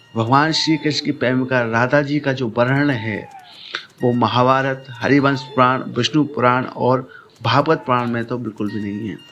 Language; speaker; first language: Hindi; native; Hindi